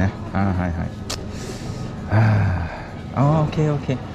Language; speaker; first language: English; non-native, learner; Thai